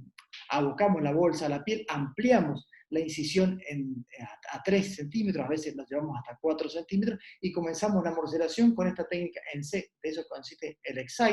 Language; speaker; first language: Spanish; native; Spanish